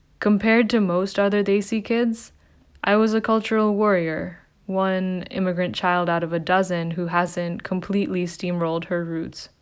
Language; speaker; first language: English; early bilingual, other home language; Hindi